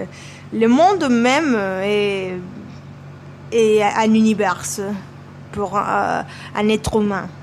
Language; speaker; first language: French; non-native, learner; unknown